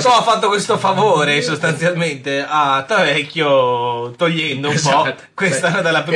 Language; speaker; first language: Italian; native; Italian